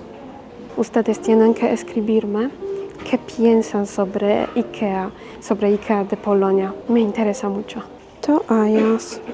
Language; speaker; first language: Spanish; non-native, fluent; Polish